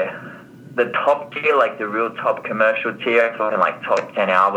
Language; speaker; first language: English; native; English